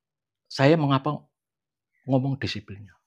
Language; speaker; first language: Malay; non-native, local second language; Javanese